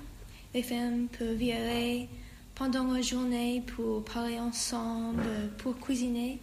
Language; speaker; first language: French; non-native, learner; English